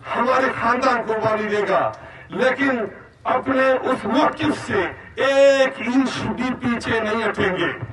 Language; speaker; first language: Urdu; non-native, local second language; Baluchi